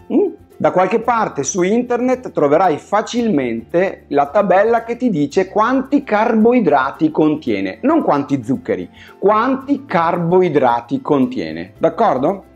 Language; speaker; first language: Italian; native; Italian